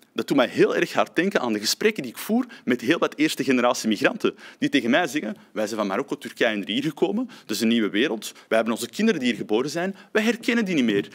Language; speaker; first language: Dutch; early bilingual, other home language; Arabic